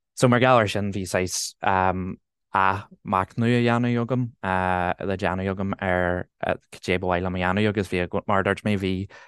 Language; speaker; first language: Irish; non-native, local second language; English